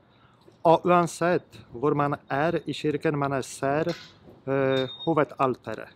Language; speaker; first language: Norwegian; non-native, fluent; Polish